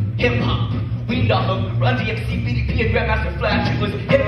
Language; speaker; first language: English; native; English